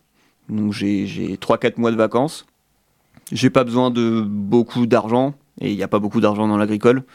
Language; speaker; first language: French; native; French